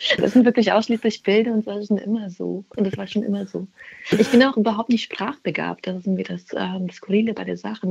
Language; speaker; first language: German; early bilingual, other home language; Russian